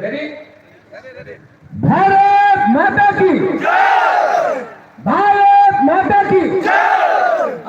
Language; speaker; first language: Hindi; non-native, local second language; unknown